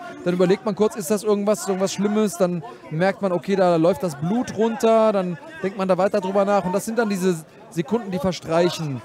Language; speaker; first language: German; native; German